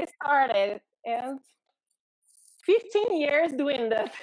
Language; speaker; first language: English; non-native, learner; Portuguese